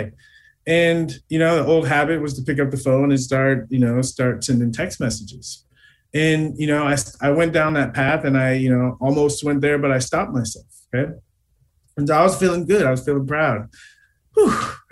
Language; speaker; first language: English; native; English